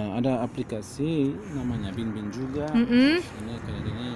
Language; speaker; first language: Indonesian; non-native, learner; Turkish